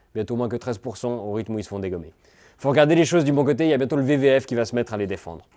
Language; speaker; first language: French; native; French